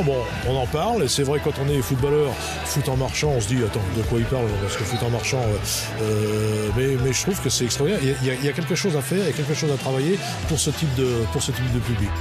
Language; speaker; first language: French; native; French